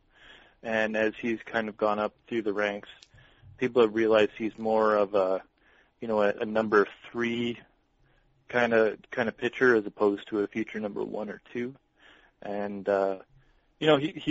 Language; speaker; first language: English; native; English